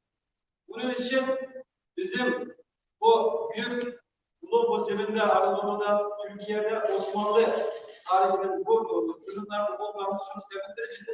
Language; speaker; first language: Turkish; non-native, fluent; Uyghur